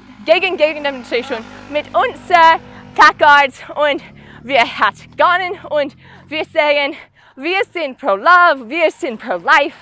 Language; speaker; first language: German; non-native, learner; English